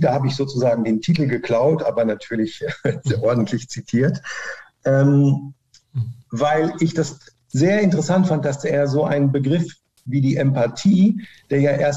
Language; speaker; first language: German; native; German